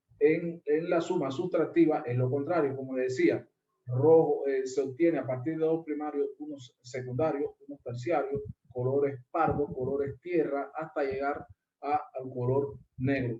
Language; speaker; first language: Spanish; native; Spanish